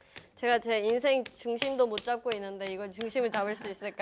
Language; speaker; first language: Korean; non-native, fluent; Burmese